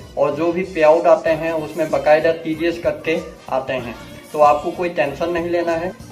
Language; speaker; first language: Hindi; non-native, local second language; Assamese